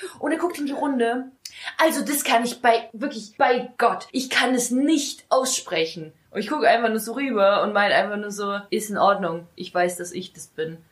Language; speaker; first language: German; early bilingual, other home language; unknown